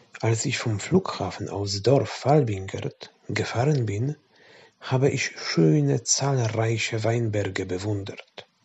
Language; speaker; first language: German; non-native, fluent; Polish